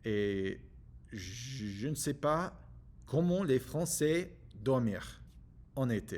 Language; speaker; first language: French; non-native, learner; English